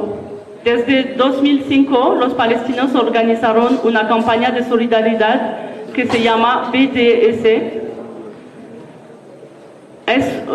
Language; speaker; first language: Spanish; non-native, learner; French